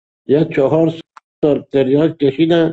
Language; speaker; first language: Persian; native; Persian